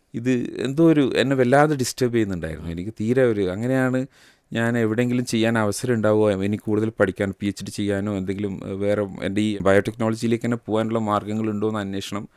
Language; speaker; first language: Malayalam; native; Malayalam